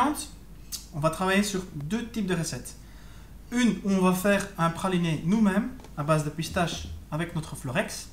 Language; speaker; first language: French; native; French